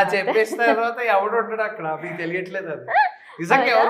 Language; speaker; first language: Telugu; native; Telugu